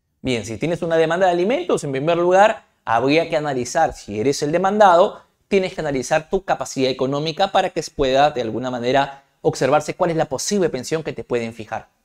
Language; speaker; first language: Spanish; native; Spanish